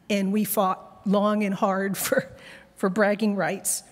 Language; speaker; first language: English; native; English